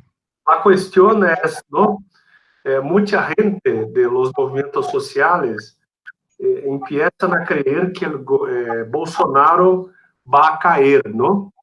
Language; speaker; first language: Spanish; non-native, fluent; Portuguese